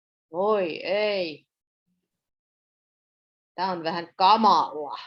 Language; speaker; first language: Finnish; non-native, learner; English